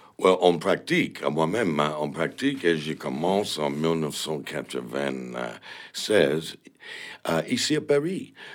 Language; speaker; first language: French; non-native, learner; English